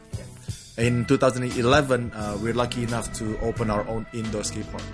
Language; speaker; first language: English; early bilingual, other home language; Indonesian